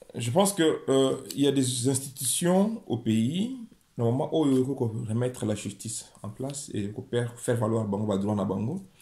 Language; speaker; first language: French; non-native, local second language; Lingala